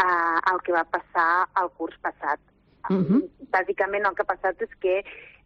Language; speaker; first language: Catalan; native; Catalan